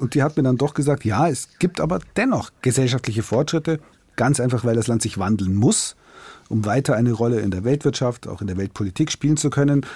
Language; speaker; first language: German; native; German